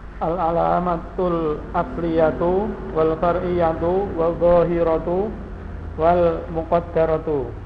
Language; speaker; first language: Arabic; non-native, learner; Indonesian